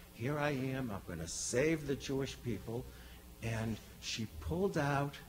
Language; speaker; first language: English; native; English